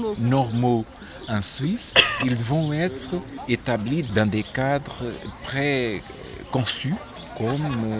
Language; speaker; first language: French; non-native, fluent; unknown